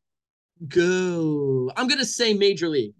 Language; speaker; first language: English; native; English